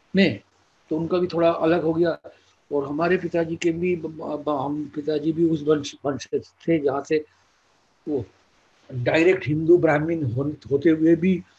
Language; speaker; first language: Hindi; non-native, local second language; Bangla